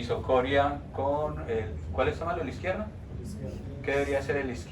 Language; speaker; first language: Spanish; native; Spanish